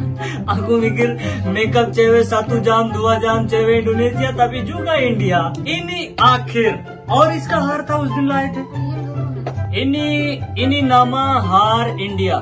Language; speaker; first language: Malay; non-native, learner; Urdu